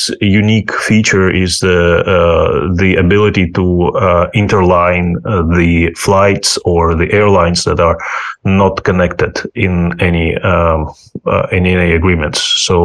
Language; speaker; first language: English; non-native, fluent; Ukrainian